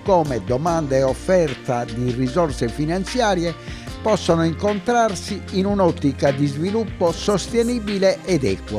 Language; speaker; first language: Italian; native; Italian